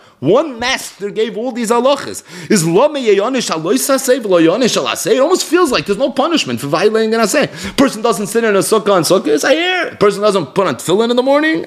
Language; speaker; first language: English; native; English